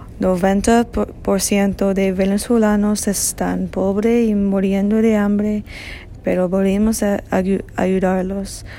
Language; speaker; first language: Spanish; non-native, learner; English